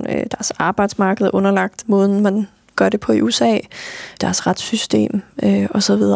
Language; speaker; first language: Danish; native; Danish